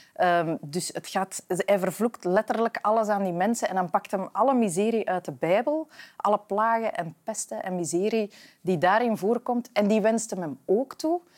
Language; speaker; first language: Dutch; native; Dutch